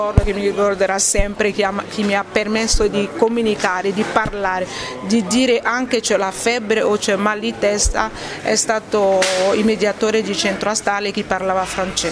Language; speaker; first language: Italian; non-native, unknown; French